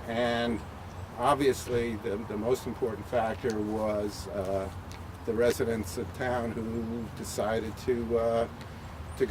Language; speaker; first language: English; native; English